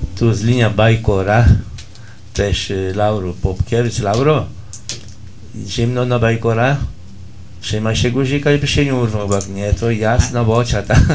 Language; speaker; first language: Polish; early bilingual, heritage; Polish